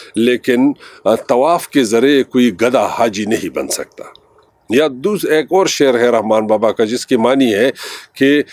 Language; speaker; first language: Urdu; non-native, local second language; Pashto